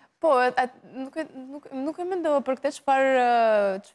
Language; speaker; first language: Albanian; non-native, learner; Russian